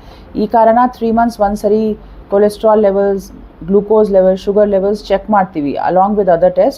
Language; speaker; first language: Kannada; non-native, learner; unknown